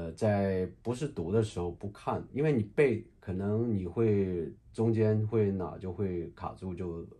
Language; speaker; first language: Chinese; native; Chinese